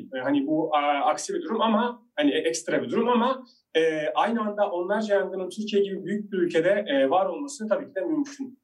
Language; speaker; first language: Turkish; native; Turkish